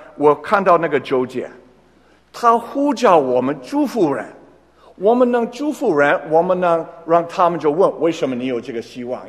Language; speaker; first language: Chinese; non-native, fluent; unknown